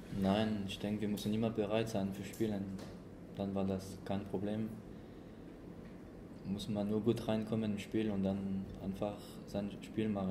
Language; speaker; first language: German; non-native, fluent; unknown